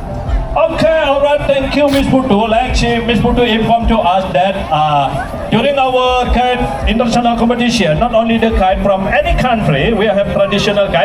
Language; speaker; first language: English; non-native, learner; Indonesian